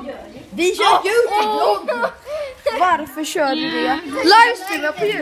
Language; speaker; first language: Swedish; native; Swedish